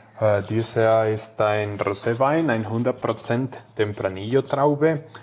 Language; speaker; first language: German; non-native, fluent; Spanish